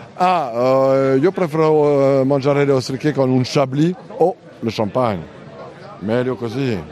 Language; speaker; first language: Italian; non-native, learner; French